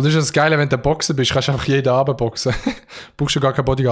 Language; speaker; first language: German; native; German